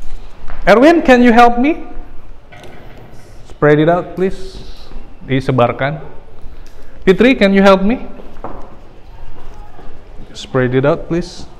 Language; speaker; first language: English; non-native, fluent; Indonesian